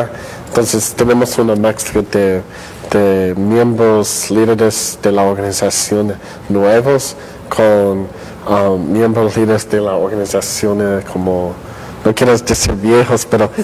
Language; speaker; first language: Spanish; non-native, fluent; English